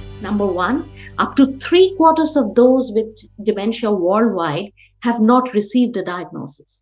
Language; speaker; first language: English; non-native, local second language; Bangla